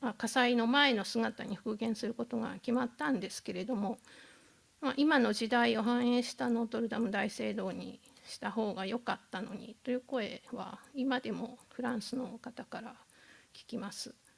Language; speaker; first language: Japanese; native; Japanese